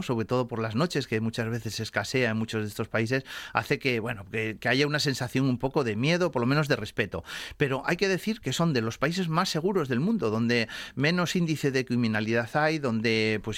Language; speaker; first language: Spanish; native; Spanish